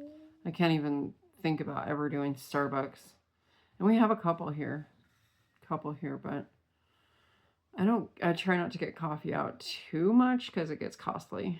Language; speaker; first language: English; native; English